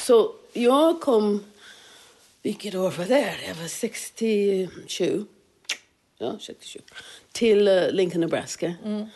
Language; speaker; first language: Swedish; non-native, fluent; English